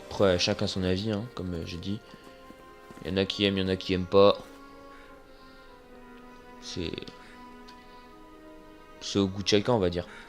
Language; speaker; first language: French; native; French